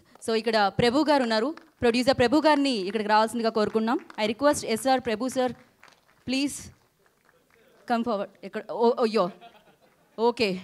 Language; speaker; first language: Telugu; native; Telugu